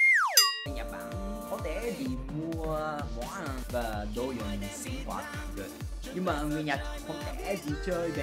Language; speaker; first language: Vietnamese; non-native, learner; Japanese